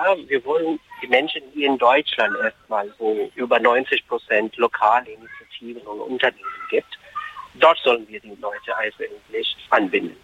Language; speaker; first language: German; non-native, fluent; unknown